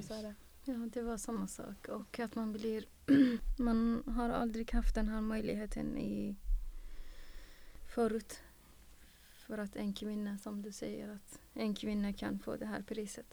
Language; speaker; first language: Swedish; non-native, fluent; Persian